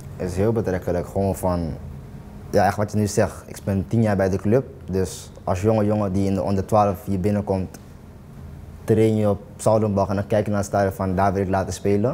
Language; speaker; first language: Dutch; native; Dutch